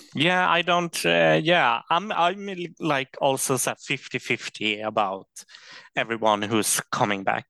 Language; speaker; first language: English; non-native, fluent; Swedish